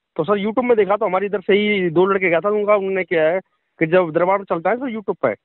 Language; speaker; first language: Hindi; native; Hindi